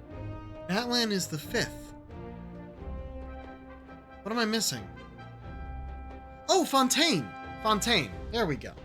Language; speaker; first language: English; native; English